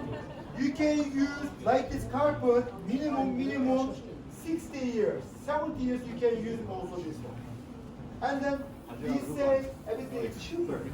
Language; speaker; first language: English; non-native, learner; Turkish